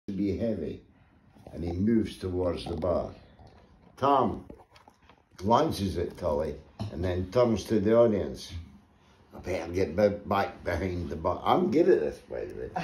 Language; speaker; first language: English; native; English